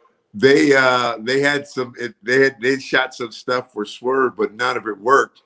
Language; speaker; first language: English; native; English